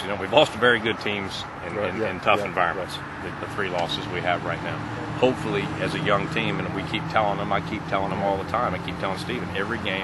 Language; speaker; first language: English; native; English